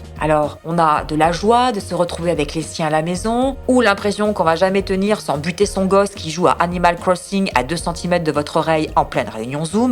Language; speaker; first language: French; native; French